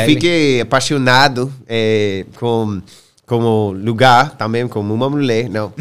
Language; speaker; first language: Portuguese; non-native, learner; English